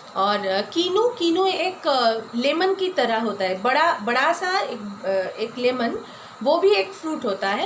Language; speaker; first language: Hindi; non-native, local second language; Bangla